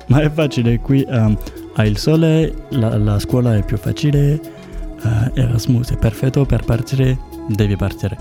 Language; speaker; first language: Italian; non-native, learner; French